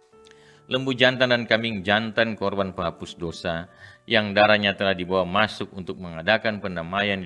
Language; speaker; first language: Indonesian; native; Indonesian